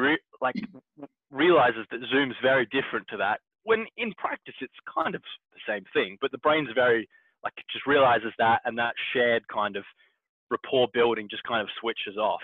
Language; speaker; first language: English; native; English